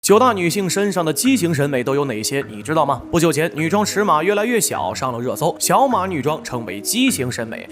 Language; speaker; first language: Chinese; native; Chinese